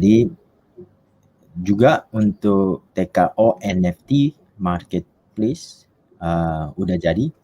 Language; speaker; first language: Indonesian; non-native, fluent; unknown